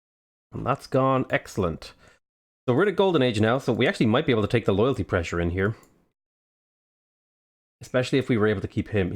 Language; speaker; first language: English; native; English